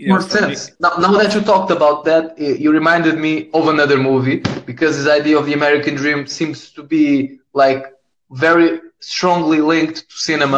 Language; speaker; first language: English; non-native, fluent; Portuguese